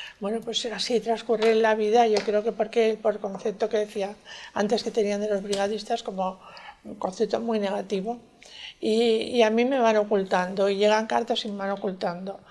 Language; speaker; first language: Spanish; native; Spanish